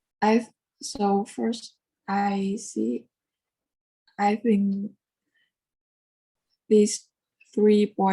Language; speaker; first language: English; non-native, learner; Vietnamese